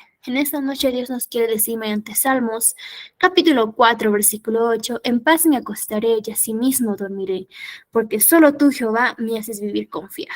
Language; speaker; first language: Spanish; native; Spanish